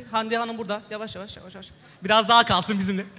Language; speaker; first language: Turkish; native; Turkish